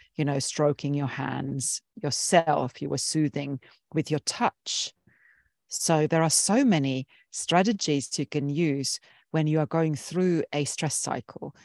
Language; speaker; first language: English; non-native, fluent; Finnish